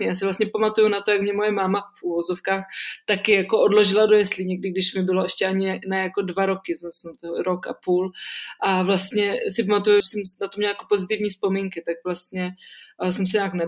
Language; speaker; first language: Czech; native; Czech